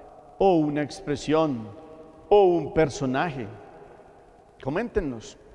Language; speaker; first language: Spanish; native; Spanish